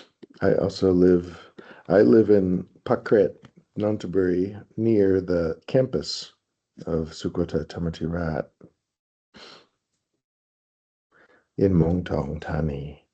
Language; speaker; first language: English; non-native, fluent; Thai